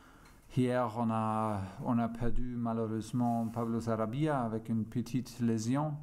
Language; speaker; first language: French; non-native, fluent; German